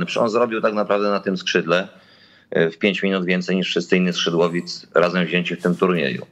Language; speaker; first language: Polish; native; Polish